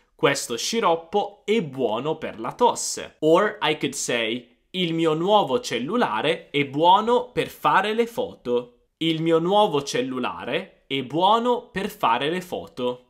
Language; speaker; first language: Italian; native; Italian